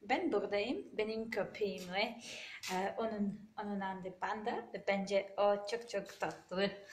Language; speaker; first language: Turkish; non-native, learner; Serbian